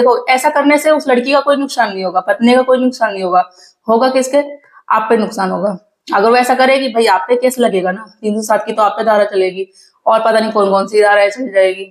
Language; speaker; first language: Hindi; native; Hindi